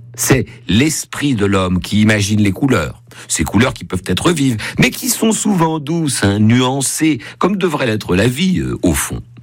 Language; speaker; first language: French; native; French